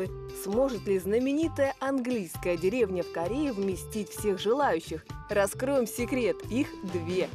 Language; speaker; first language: Russian; native; Russian